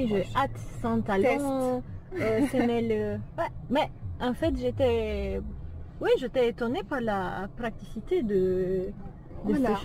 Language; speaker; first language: French; non-native, fluent; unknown